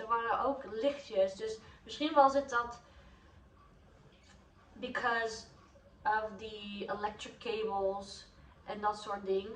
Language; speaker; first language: Dutch; non-native, learner; English